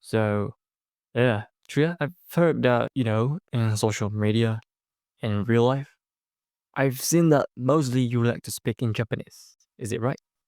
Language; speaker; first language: English; non-native, fluent; Indonesian